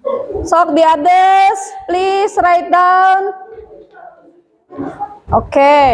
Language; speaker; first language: English; non-native, fluent; Indonesian